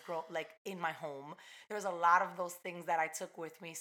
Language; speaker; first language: English; early bilingual, other home language; Spanish